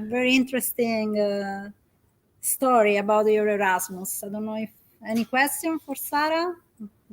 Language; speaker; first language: English; non-native, fluent; Italian